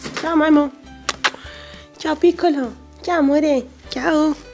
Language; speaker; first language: Italian; native; Italian